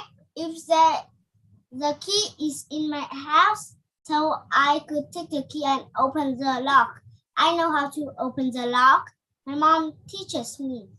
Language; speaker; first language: English; non-native, learner; Vietnamese